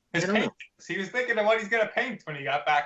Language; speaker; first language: English; native; English